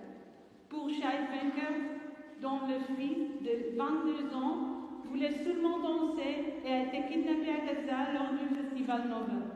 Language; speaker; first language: French; non-native, fluent; Hebrew